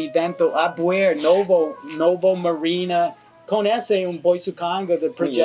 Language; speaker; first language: Portuguese; non-native, learner; English